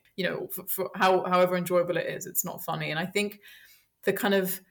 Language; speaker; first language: English; early bilingual, heritage; French